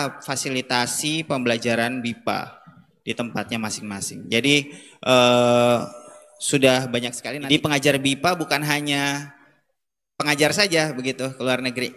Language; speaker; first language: Indonesian; native; Indonesian